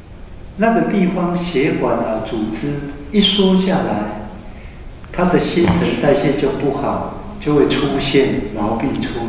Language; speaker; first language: Chinese; native; Chinese